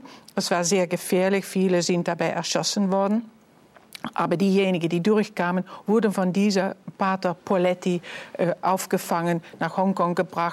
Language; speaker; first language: German; non-native, fluent; Dutch